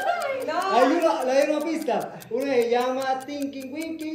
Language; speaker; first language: Spanish; native; Spanish